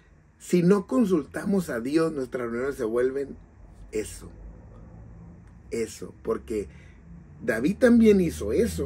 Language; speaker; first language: Spanish; native; Spanish